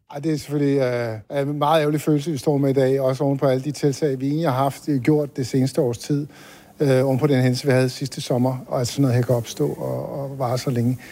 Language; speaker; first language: Danish; native; Danish